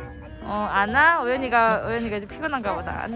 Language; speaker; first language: Korean; native; Korean